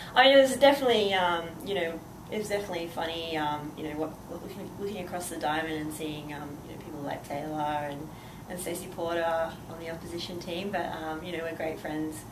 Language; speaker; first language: English; native; English